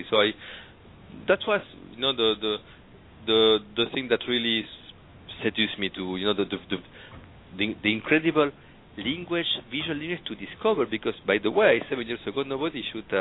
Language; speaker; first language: English; non-native, fluent; Spanish